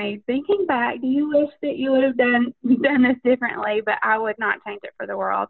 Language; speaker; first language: English; native; English